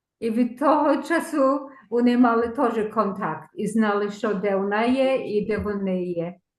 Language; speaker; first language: Ukrainian; early bilingual, heritage; Ukrainian